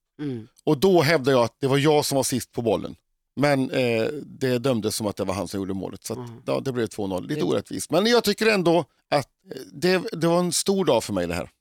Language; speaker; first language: Swedish; native; Swedish